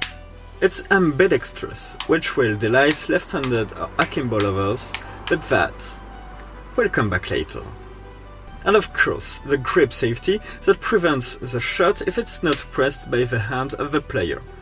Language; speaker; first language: English; non-native, fluent; French